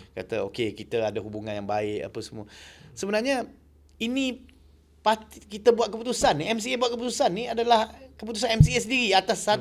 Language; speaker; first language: Malay; non-native, local second language; Chinese